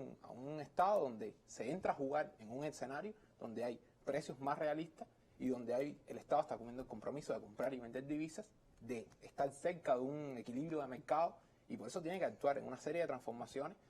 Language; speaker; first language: Spanish; native; Spanish